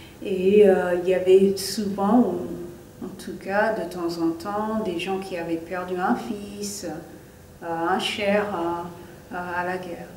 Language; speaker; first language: French; non-native, fluent; English